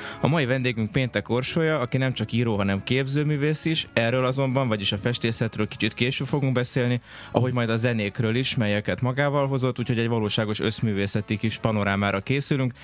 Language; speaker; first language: Hungarian; native; Hungarian